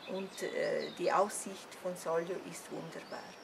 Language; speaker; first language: German; non-native, local second language; Italian